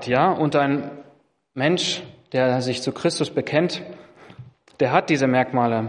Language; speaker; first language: German; non-native, fluent; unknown